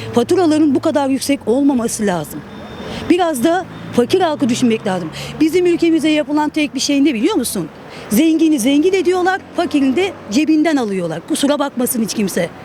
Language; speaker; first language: Turkish; native; Turkish